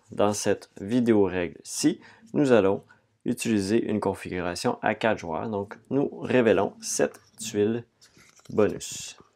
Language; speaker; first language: French; native; French